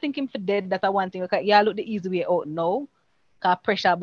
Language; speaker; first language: English; native; English